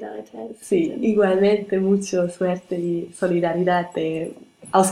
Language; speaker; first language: Spanish; non-native, learner; German